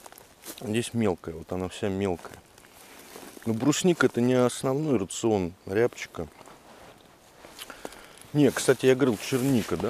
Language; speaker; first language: Russian; native; Russian